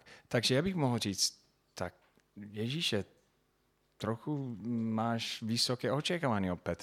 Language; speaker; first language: Czech; non-native, fluent; English